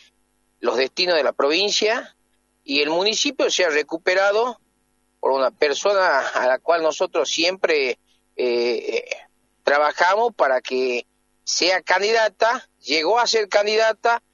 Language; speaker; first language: Spanish; native; Spanish